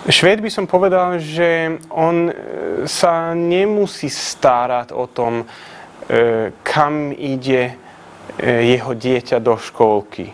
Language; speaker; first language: Slovak; non-native, fluent; Swedish